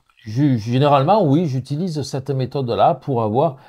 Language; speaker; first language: French; native; French